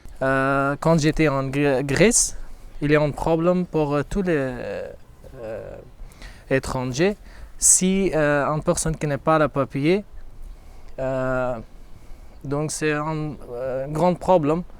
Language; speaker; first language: French; non-native, learner; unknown